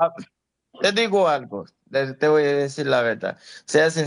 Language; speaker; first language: Spanish; non-native, fluent; Haitian Creole